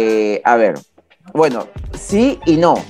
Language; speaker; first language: Spanish; native; Spanish